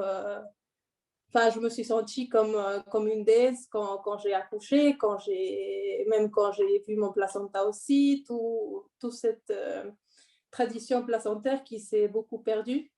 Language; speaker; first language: French; non-native, fluent; Spanish